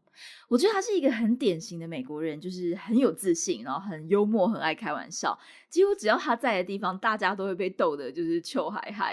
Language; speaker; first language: Chinese; native; Chinese